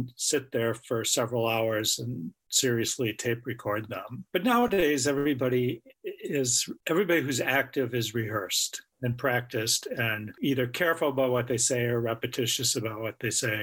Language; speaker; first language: English; native; English